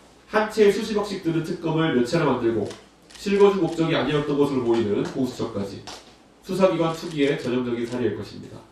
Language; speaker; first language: Korean; native; Korean